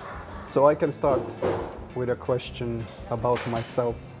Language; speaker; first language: English; non-native, fluent; Finnish